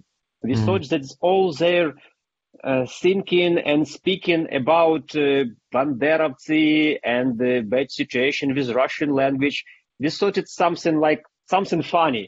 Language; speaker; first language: English; non-native, fluent; Ukrainian